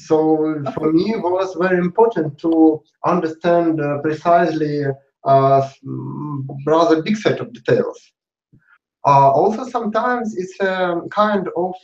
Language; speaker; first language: English; non-native, learner; Russian